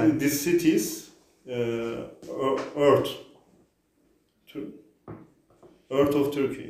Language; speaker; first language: English; non-native, learner; Turkish